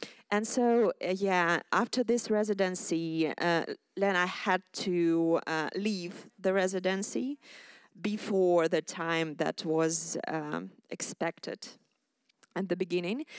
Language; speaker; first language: English; non-native, fluent; Ukrainian